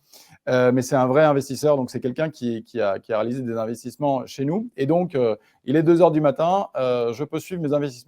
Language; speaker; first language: French; native; French